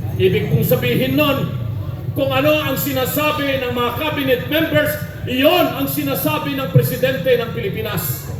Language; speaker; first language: Filipino; non-native, local second language; Iloko